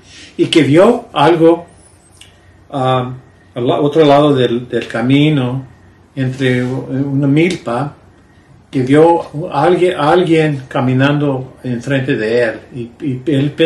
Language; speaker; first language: Spanish; early bilingual, heritage; Spanish